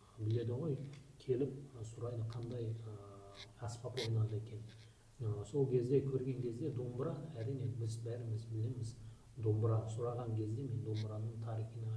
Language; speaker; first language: Kazakh; non-native, local second language; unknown